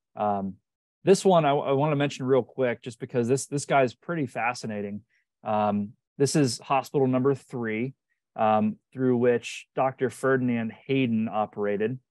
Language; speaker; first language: English; native; English